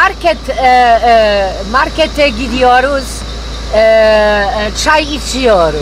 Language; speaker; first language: Turkish; non-native, learner; German